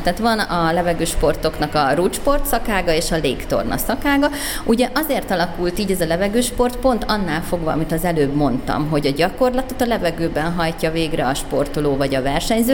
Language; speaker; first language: Hungarian; native; Hungarian